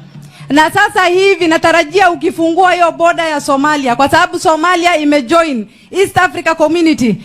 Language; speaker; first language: Swahili; non-native, local second language; Somali